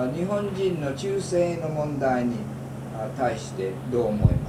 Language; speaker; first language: Japanese; early bilingual, heritage; Japanese